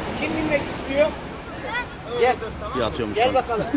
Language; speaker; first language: Turkish; native; Turkish